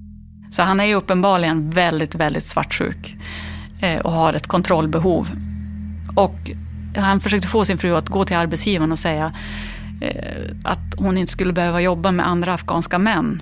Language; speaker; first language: Swedish; native; Swedish